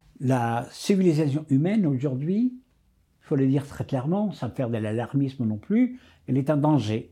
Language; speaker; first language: French; non-native, fluent; Spanish